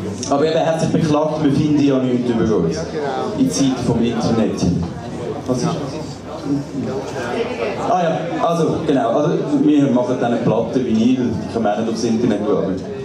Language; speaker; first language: German; native; German